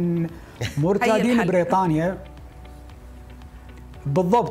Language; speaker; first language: Arabic; native; Arabic